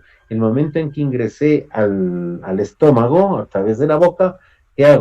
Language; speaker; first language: Spanish; native; Spanish